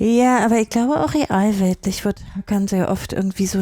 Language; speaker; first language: German; native; German